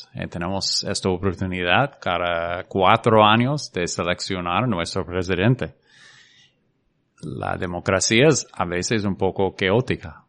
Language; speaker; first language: Spanish; non-native, fluent; English